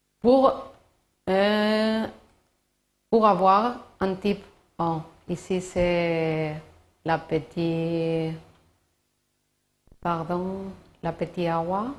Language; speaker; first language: French; non-native, learner; Spanish